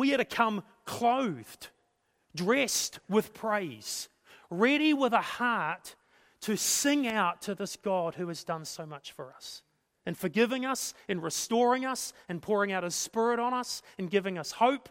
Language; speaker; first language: English; native; English